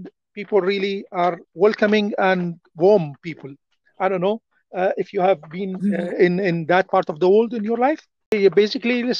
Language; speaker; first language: English; non-native, fluent; Arabic